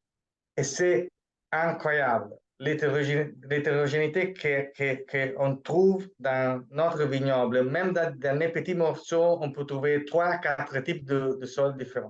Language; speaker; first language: French; non-native, fluent; Italian